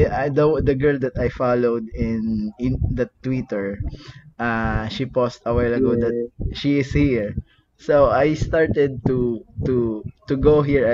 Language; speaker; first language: English; non-native, learner; Filipino